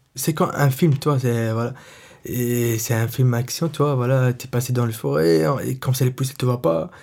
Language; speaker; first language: French; non-native, fluent; Arabic